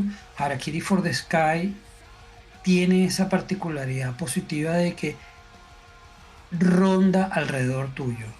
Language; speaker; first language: Spanish; native; Spanish